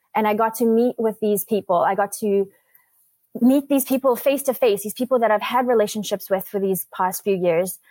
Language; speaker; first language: English; native; English